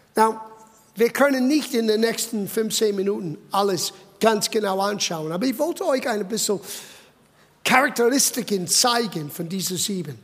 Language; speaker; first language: German; non-native, fluent; English